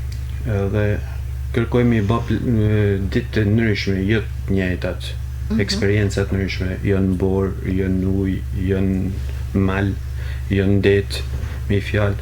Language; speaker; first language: Albanian; native; Albanian